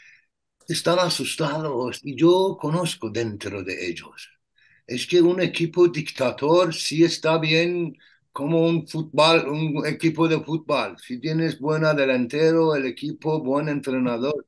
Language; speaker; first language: Spanish; non-native, learner; Persian